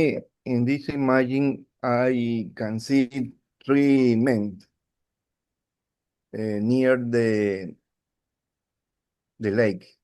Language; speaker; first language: English; non-native, learner; Spanish